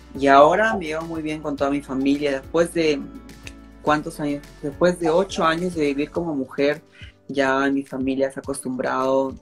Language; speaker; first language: Spanish; native; Spanish